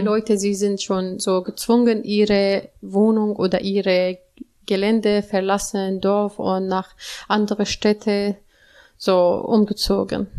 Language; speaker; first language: German; non-native, learner; Arabic